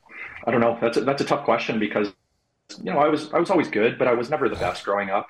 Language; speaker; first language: English; native; English